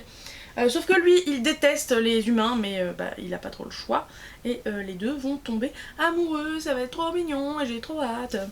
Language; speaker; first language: French; native; French